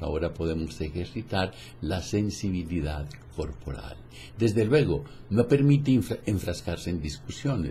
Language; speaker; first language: Spanish; native; Spanish